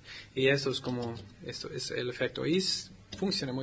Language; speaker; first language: Spanish; non-native, learner; English